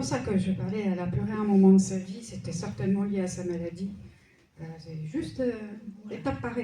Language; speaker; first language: French; native; French